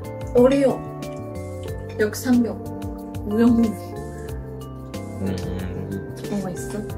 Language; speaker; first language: Korean; non-native, learner; Chinese